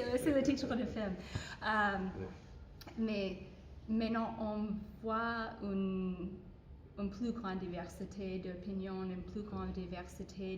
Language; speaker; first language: French; non-native, fluent; English